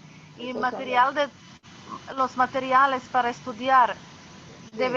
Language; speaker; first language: Spanish; non-native, fluent; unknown